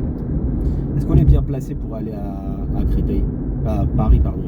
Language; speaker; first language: French; native; French